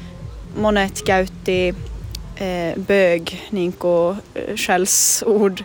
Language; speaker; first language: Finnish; non-native, local second language; Swedish